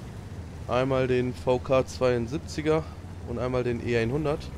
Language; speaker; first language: German; native; German